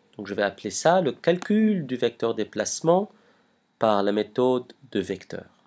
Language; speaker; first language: French; non-native, local second language; Arabic